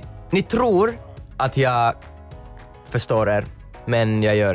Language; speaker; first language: Norwegian; non-native, learner; Swedish